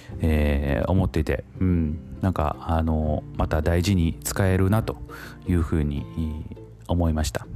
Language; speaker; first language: Japanese; native; Japanese